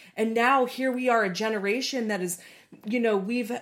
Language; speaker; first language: English; native; English